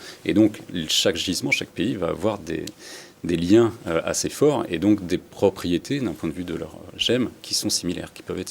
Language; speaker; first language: French; native; French